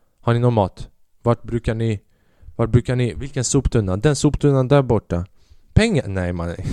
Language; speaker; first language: Swedish; early bilingual, other home language; Albanian